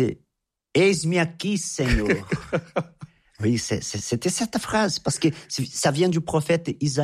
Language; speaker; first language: French; non-native, fluent; Portuguese